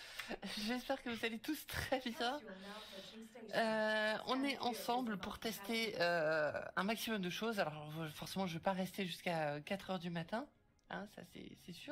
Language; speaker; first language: French; native; French